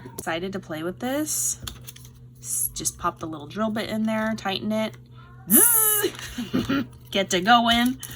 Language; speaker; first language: English; native; English